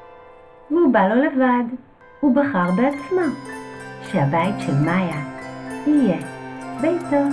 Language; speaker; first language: Hebrew; native; Hebrew